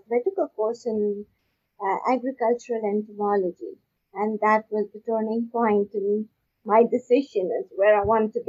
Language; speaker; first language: English; non-native, local second language; Urdu